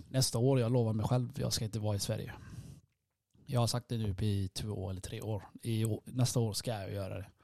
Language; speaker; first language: Swedish; early bilingual, other home language; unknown